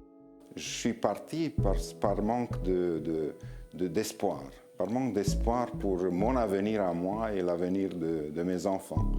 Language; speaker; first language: French; non-native, fluent; Romanian